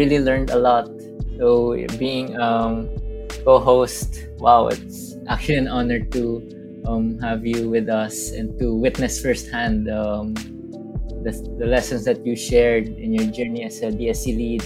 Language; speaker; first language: English; non-native, local second language; Hiligaynon